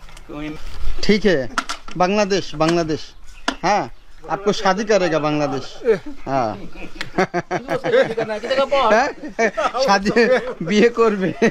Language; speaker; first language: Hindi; non-native, learner; Bangla